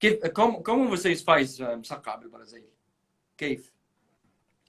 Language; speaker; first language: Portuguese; non-native, learner; Arabic